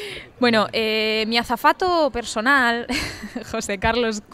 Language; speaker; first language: Spanish; native; Spanish